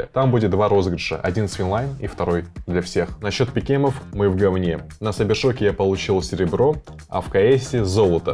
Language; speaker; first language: Russian; native; Russian